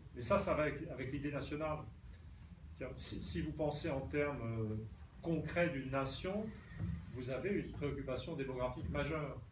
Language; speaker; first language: French; native; French